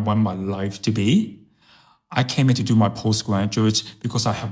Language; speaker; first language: English; early bilingual, other home language; Chinese